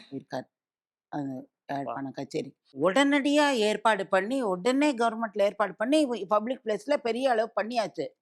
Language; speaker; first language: Tamil; native; Tamil